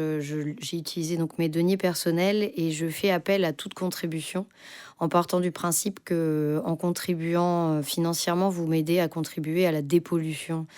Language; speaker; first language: French; native; French